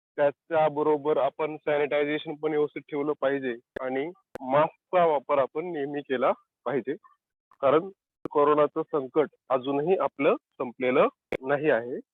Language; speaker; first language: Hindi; non-native, local second language; Marathi